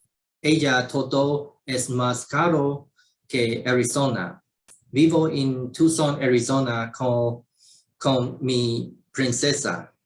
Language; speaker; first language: Spanish; non-native, learner; Chinese